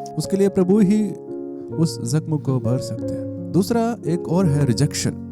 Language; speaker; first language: Hindi; non-native, local second language; Malayalam